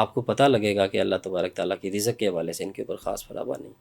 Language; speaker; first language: Urdu; native; Urdu